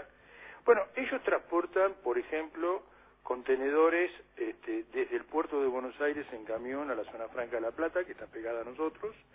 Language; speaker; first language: Spanish; native; Spanish